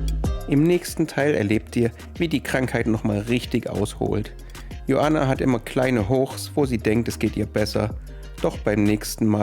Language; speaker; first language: German; native; German